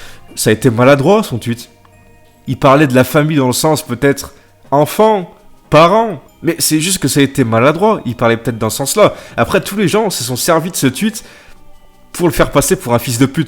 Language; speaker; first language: French; native; French